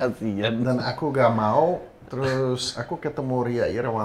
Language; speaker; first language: Indonesian; non-native, fluent; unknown